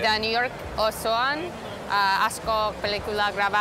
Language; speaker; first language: Basque; non-native, learner; English